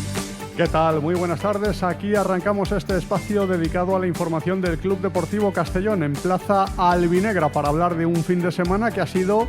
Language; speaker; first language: Spanish; native; Spanish